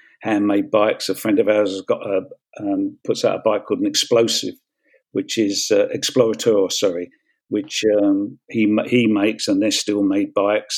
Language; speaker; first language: English; native; English